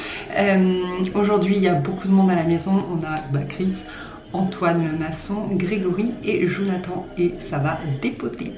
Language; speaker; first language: French; native; French